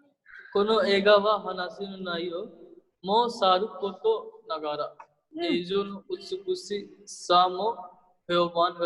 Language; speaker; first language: Japanese; non-native, fluent; Hindi